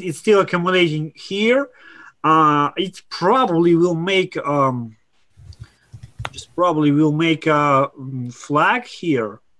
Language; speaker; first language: English; non-native, fluent; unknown